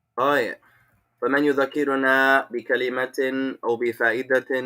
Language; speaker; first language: Arabic; non-native, fluent; English